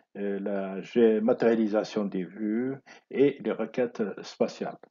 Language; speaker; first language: French; non-native, local second language; Arabic